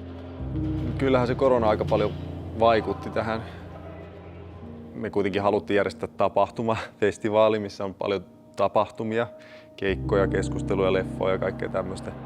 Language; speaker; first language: Finnish; native; Finnish